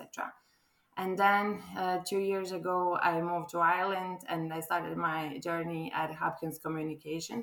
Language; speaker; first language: English; non-native, fluent; Croatian